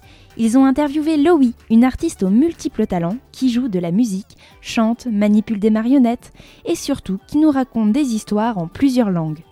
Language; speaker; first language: French; native; French